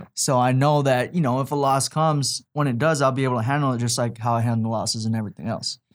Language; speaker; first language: English; native; English